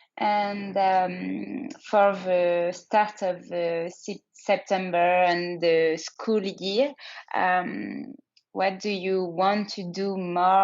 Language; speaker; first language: English; non-native, learner; French